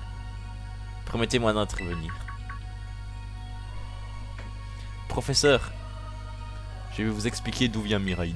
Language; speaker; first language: French; native; French